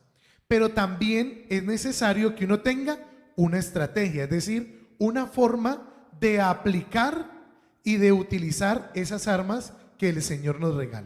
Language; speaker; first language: Spanish; native; Spanish